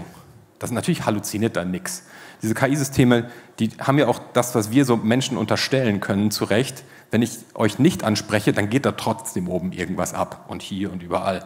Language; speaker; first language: German; native; German